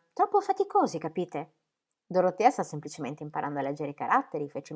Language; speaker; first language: Italian; native; Italian